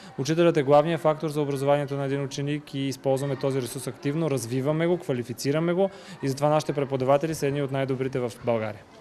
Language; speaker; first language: Bulgarian; native; Bulgarian